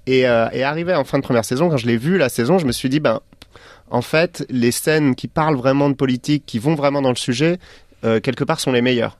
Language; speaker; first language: French; native; French